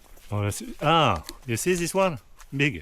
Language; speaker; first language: English; non-native, learner; French